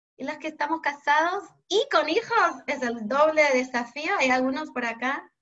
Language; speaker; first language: Spanish; non-native, fluent; English